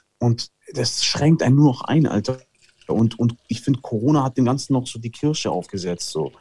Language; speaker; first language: German; early bilingual, other home language; Italian